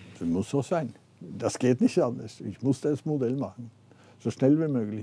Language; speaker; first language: German; non-native, fluent; Norwegian